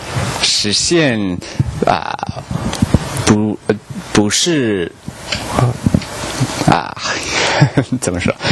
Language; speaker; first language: Chinese; non-native, learner; English